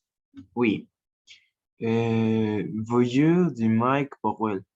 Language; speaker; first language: French; non-native, learner; Spanish